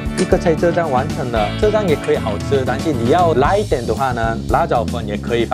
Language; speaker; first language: Chinese; non-native, learner; Korean